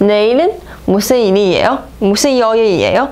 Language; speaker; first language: Korean; non-native, fluent; Chinese